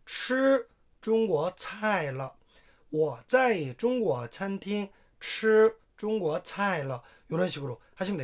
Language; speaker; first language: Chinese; non-native, fluent; Korean